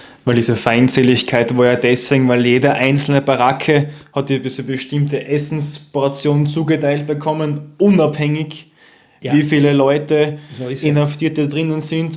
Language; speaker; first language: German; native; German